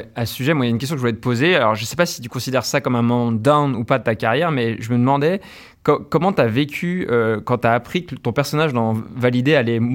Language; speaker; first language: French; native; French